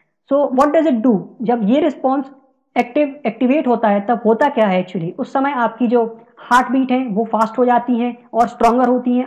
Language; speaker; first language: Hindi; native; Hindi